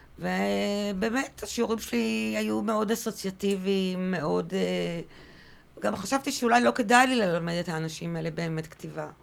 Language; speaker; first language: Hebrew; early bilingual, other home language; French